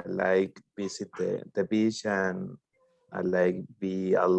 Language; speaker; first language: English; non-native, learner; Spanish